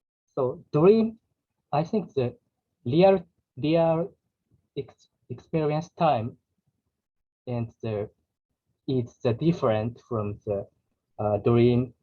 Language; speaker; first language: English; non-native, learner; Japanese